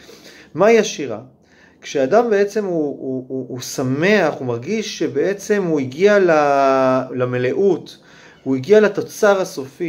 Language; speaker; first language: Hebrew; native; Hebrew